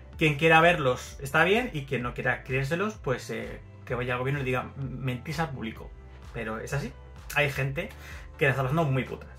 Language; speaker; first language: Spanish; native; Spanish